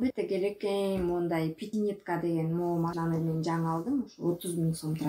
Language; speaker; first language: Kyrgyz; native; Kyrgyz